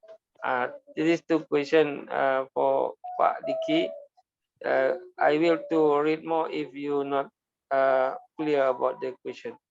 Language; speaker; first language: English; non-native, learner; Malay